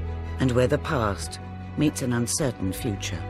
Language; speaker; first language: English; native; English